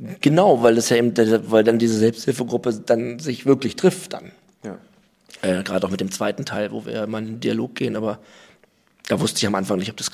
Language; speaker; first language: German; native; German